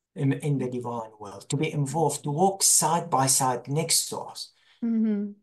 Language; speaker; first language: English; non-native, fluent; Arabic